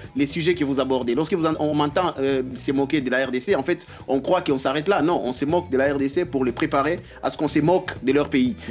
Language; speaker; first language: French; non-native, local second language; Swahili